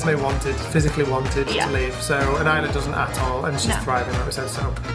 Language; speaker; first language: English; native; English